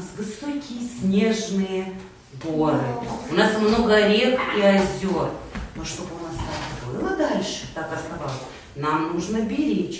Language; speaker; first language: Russian; native; Russian